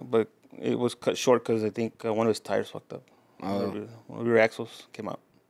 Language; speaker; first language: English; early bilingual, other home language; Spanish